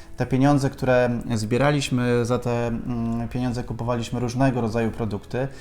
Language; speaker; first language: Polish; native; Polish